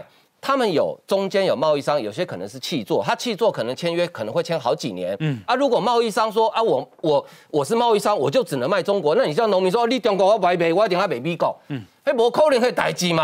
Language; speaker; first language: Chinese; native; Chinese